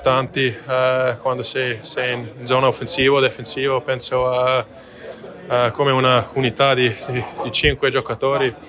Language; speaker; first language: Italian; non-native, fluent; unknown